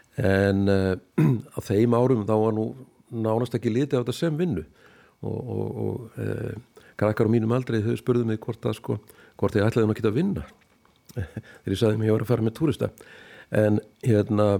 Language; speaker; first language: Icelandic; native; Icelandic